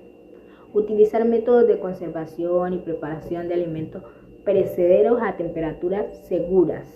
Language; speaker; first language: Spanish; native; Spanish